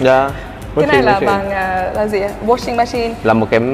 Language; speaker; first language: Vietnamese; early bilingual, heritage; Swedish